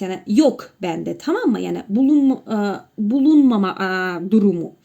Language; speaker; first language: Turkish; non-native, fluent; Russian